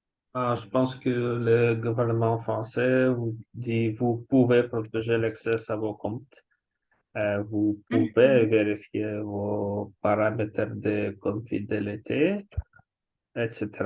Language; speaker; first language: French; non-native, learner; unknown